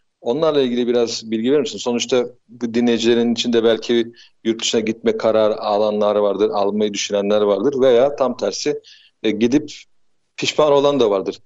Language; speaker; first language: Turkish; native; Turkish